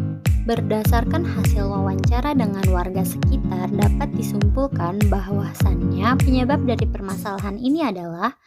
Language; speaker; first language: Malay; native; Malay